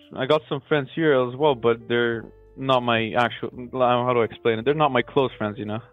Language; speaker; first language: English; non-native, fluent; Macedonian